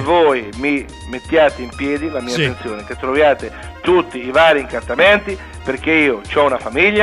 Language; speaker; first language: Italian; native; Italian